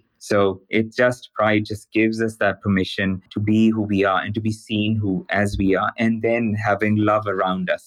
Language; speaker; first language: English; non-native, local second language; Urdu